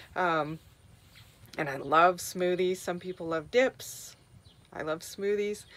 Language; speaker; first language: English; native; English